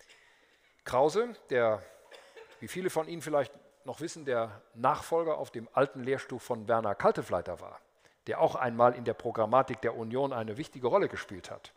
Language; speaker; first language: German; native; German